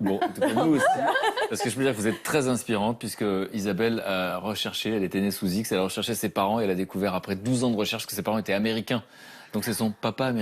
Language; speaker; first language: French; native; French